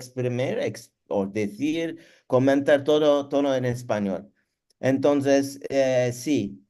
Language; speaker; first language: Spanish; non-native, learner; Turkish